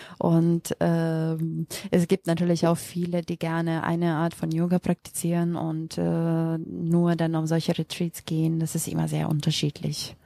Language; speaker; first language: German; non-native, fluent; Macedonian